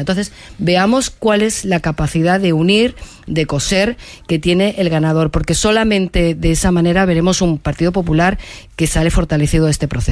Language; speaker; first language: Spanish; native; Spanish